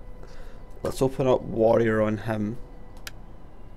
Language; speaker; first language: English; native; English